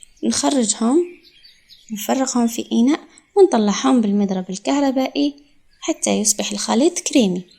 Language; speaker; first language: Arabic; native; Arabic